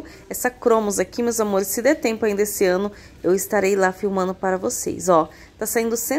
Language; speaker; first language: Portuguese; native; Portuguese